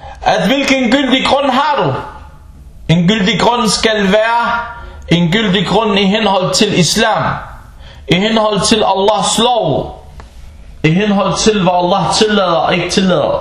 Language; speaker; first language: Danish; early bilingual, other home language; Arabic